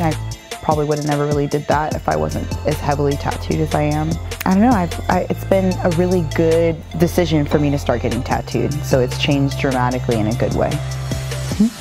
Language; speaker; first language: English; native; English